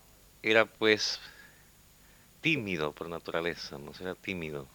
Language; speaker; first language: Spanish; native; Spanish